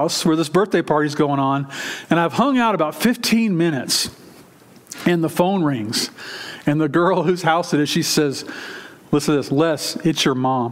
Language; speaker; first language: English; native; English